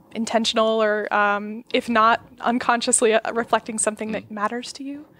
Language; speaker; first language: English; native; English